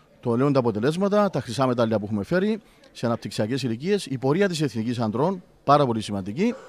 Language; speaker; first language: Greek; native; Greek